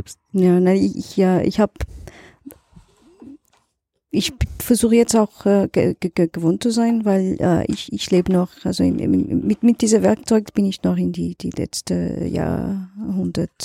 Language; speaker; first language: German; non-native, learner; Portuguese